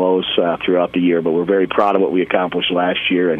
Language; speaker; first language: English; native; English